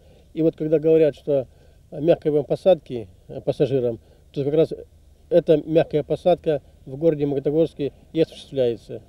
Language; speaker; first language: Russian; native; Russian